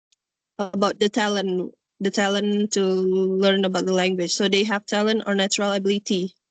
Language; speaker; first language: English; non-native, learner; Indonesian